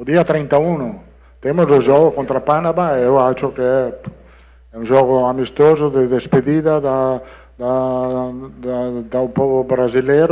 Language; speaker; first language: Portuguese; non-native, learner; Italian